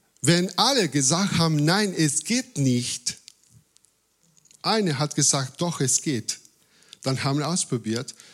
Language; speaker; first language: German; non-native, fluent; Spanish